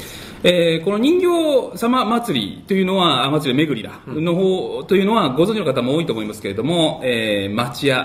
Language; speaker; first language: Japanese; native; Japanese